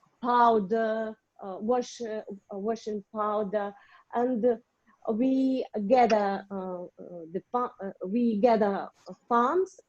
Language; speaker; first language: English; non-native, learner; Russian